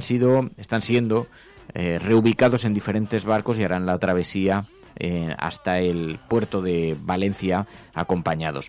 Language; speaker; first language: Spanish; native; Spanish